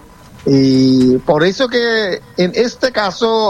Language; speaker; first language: Spanish; non-native, fluent; Bangla